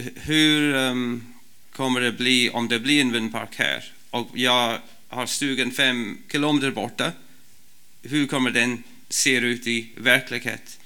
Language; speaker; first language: Swedish; non-native, learner; English